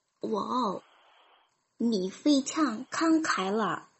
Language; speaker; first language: Chinese; non-native, learner; Indonesian